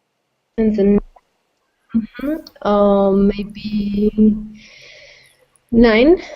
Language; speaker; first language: English; non-native, fluent; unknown